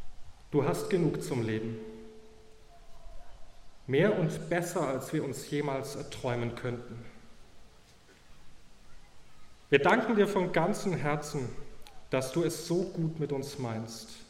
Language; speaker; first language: German; native; German